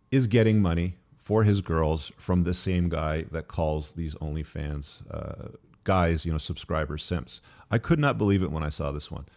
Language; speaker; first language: English; native; English